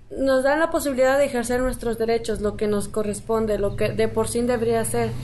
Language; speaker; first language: Spanish; native; Spanish